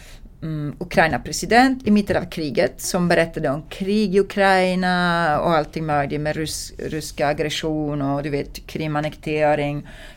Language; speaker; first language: Swedish; non-native, fluent; Italian